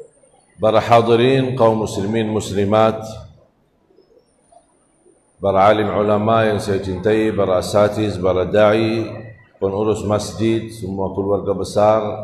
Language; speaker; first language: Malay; non-native, fluent; Arabic